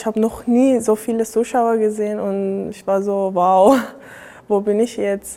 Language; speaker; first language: German; non-native, learner; Persian